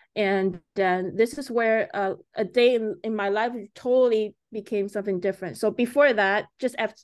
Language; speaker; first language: English; early bilingual, other home language; Chinese